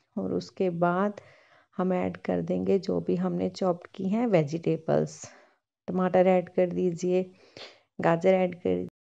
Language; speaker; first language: Hindi; non-native, local second language; Punjabi